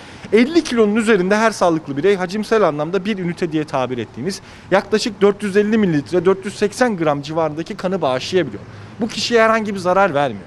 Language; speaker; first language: Turkish; native; Turkish